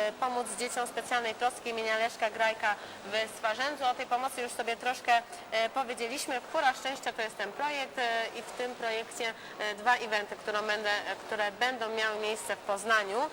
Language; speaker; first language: Polish; native; Polish